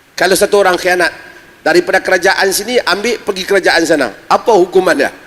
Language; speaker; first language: Malay; native; Malay